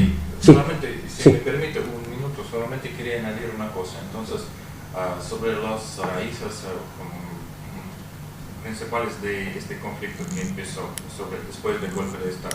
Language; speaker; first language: Spanish; non-native, fluent; Russian